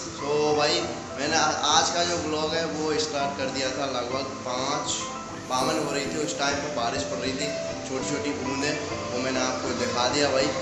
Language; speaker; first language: Hindi; native; Hindi